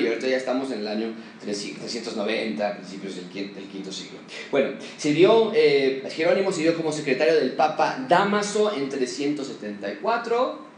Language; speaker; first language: Spanish; native; Spanish